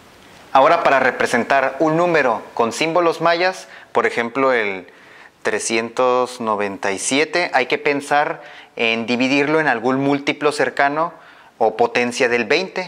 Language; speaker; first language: Spanish; native; Spanish